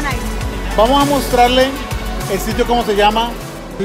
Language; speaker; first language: Spanish; native; Spanish